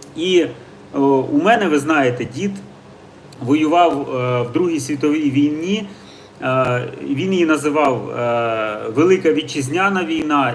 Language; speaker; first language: Ukrainian; native; Ukrainian